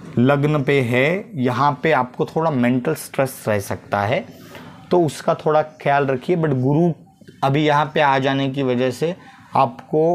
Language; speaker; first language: Hindi; non-native, local second language; Marathi